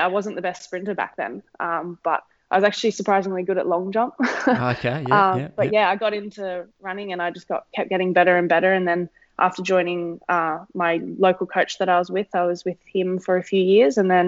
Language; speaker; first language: English; native; English